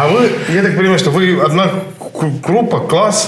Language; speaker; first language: Russian; non-native, fluent; Finnish